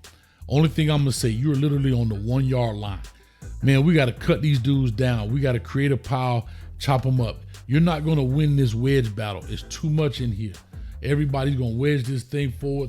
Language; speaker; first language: English; native; English